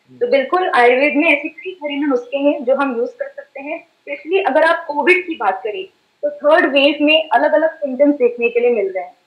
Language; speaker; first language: Hindi; native; Hindi